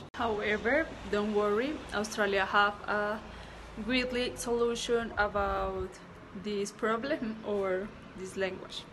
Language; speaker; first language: English; non-native, learner; Spanish